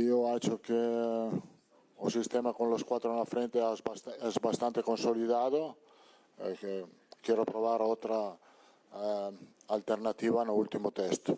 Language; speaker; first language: Portuguese; non-native, learner; Italian